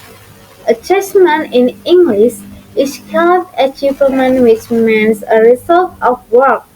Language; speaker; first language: English; non-native, learner; Indonesian